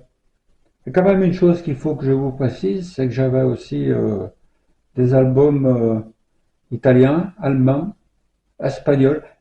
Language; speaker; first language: French; native; French